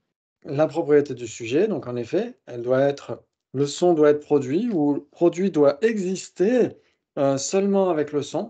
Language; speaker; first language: French; native; French